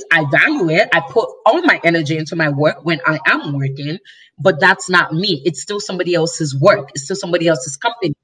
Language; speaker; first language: English; non-native, local second language; Yoruba